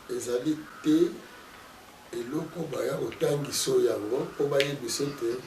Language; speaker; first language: Lingala; non-native, local second language; Kongo